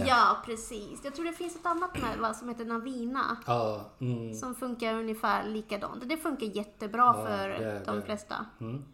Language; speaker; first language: Swedish; native; Swedish